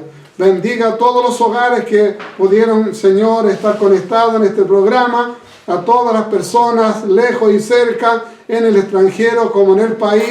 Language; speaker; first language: Spanish; native; Spanish